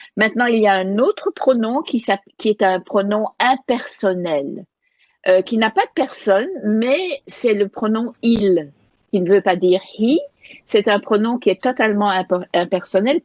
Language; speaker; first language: French; native; French